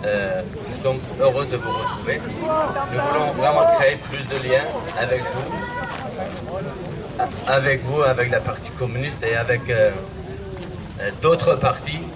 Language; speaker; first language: French; non-native, fluent; Kurdish